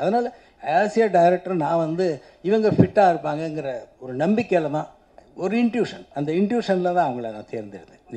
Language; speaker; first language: Tamil; native; Tamil